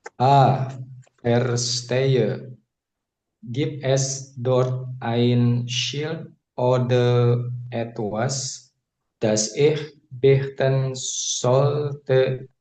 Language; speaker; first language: German; non-native, learner; Indonesian